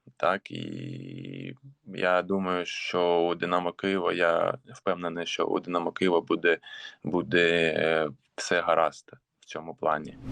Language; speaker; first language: Ukrainian; non-native, local second language; Russian